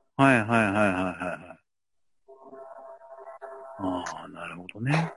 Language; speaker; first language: Japanese; native; Japanese